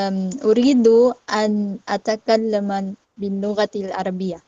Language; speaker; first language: Arabic; non-native, learner; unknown